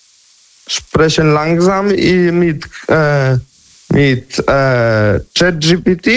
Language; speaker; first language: German; non-native, learner; Polish